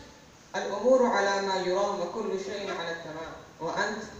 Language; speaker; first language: Arabic; non-native, learner; Urdu